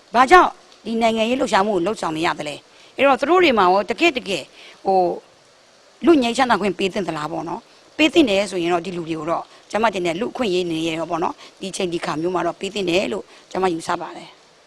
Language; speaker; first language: Burmese; non-native, local second language; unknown